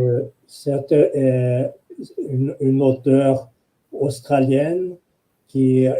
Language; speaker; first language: French; non-native, fluent; Portuguese